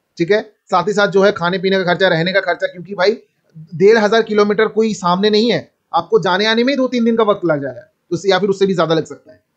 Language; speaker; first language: Hindi; native; Hindi